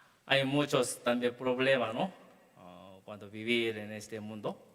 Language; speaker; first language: Spanish; non-native, learner; Korean